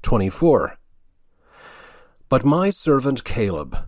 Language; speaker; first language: English; native; English